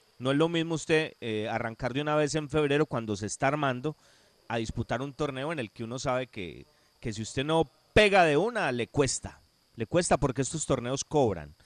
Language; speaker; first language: Spanish; native; Spanish